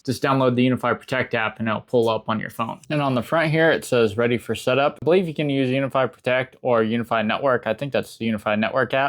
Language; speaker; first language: English; native; English